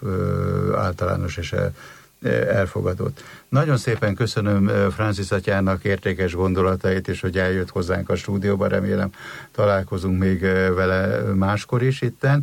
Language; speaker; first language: Hungarian; native; Hungarian